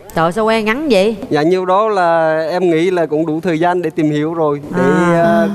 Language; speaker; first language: Vietnamese; native; Vietnamese